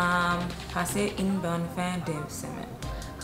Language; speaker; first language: French; non-native, learner; Haitian Creole